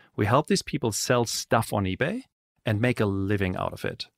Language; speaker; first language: English; non-native, fluent; German